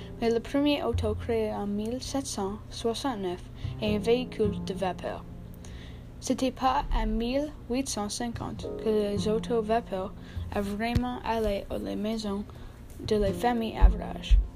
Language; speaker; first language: French; non-native, learner; English